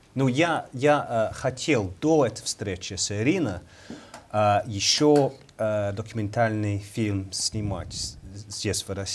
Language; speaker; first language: Russian; non-native, learner; English